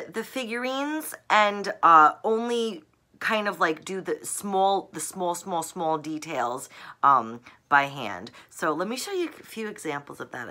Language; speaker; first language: English; native; English